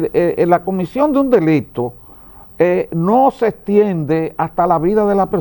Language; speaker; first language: Spanish; native; Spanish